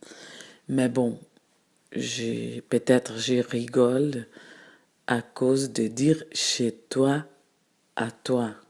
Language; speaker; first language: French; non-native, fluent; Portuguese